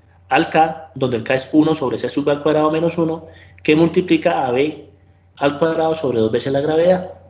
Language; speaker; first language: Spanish; native; Spanish